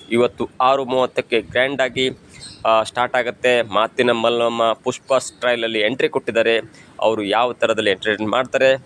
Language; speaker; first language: Kannada; native; Kannada